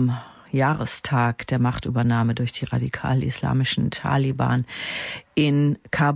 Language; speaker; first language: German; native; German